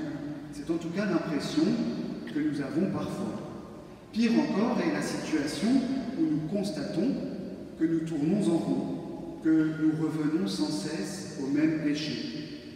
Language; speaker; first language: French; native; French